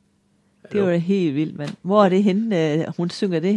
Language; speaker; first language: Danish; native; Danish